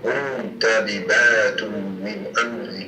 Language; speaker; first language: Arabic; non-native, learner; English